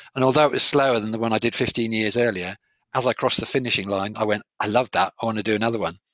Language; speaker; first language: English; native; English